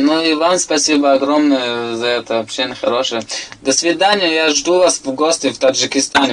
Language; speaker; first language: Russian; non-native, local second language; Tajik